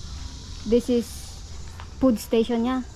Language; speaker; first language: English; non-native, local second language; Filipino